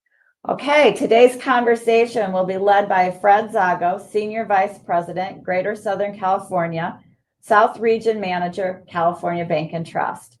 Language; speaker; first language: English; native; English